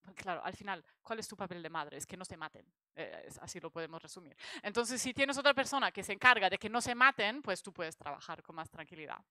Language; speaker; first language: Spanish; non-native, fluent; German